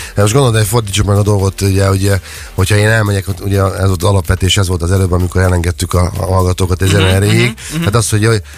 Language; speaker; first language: Hungarian; native; Hungarian